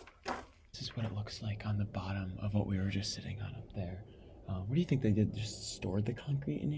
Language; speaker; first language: English; native; English